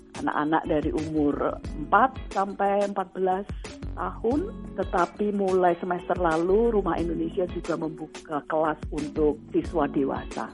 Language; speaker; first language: Indonesian; native; Indonesian